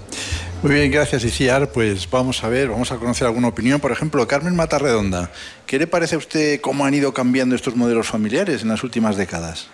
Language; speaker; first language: Spanish; native; Spanish